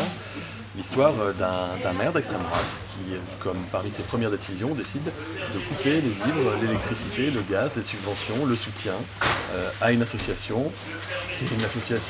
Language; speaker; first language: French; native; French